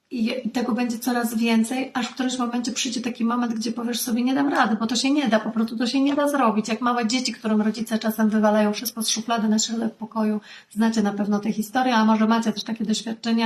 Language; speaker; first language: Polish; native; Polish